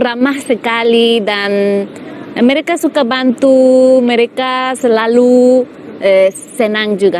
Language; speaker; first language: Indonesian; non-native, fluent; Spanish